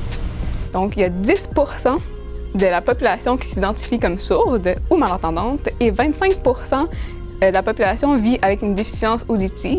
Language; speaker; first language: French; native; French